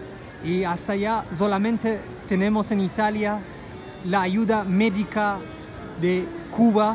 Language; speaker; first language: Spanish; non-native, fluent; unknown